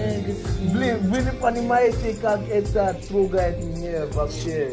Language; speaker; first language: Russian; non-native, learner; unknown